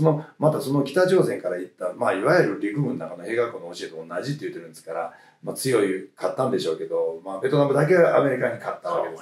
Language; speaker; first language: Japanese; native; Japanese